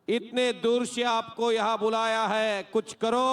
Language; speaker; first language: Hindi; non-native, local second language; Marathi